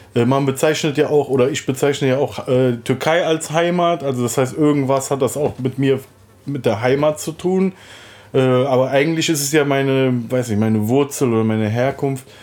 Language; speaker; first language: German; early bilingual, other home language; Turkish